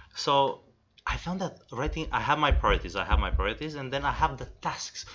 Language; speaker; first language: English; non-native, fluent; Romanian